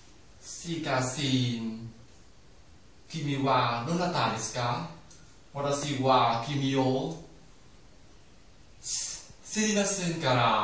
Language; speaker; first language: Japanese; non-native, learner; Vietnamese